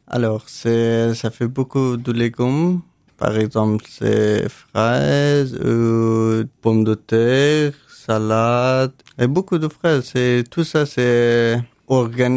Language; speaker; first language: French; non-native, learner; Persian